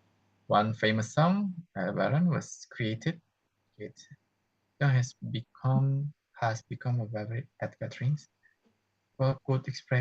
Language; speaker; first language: English; non-native, fluent; Indonesian